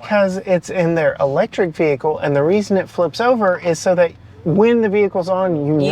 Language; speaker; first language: English; native; English